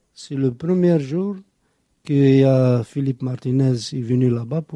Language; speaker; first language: French; non-native, local second language; Kabyle